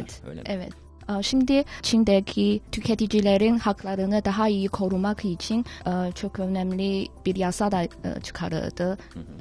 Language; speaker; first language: Turkish; non-native, fluent; Chinese